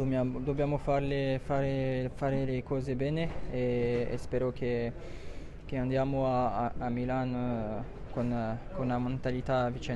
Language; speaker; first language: Italian; non-native, fluent; French